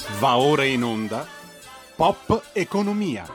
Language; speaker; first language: Italian; native; Italian